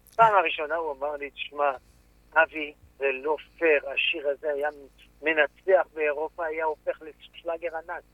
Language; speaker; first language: Hebrew; non-native, fluent; French